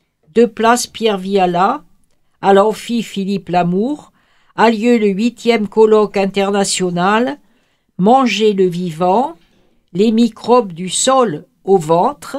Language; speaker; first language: French; native; French